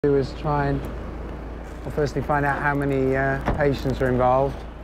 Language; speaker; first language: English; native; English